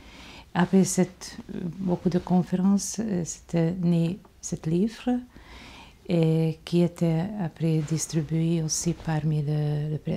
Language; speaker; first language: French; non-native, fluent; Hungarian